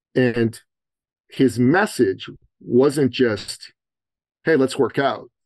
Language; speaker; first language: English; early bilingual, other home language; Persian